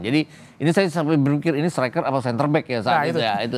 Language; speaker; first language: Indonesian; native; Indonesian